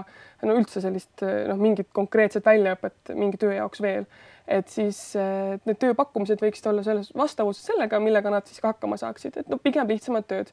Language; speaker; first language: Estonian; native; Estonian